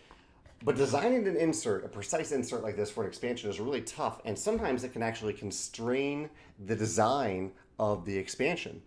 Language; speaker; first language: English; native; English